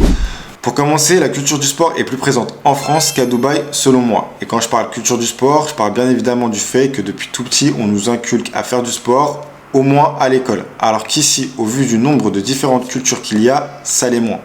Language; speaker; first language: French; native; French